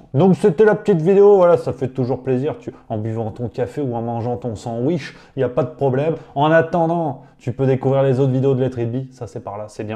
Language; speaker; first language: French; native; French